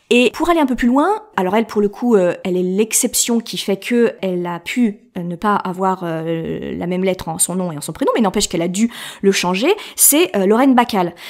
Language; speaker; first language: French; native; French